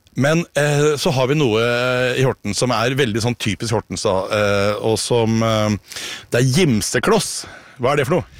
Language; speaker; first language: Norwegian; native; Norwegian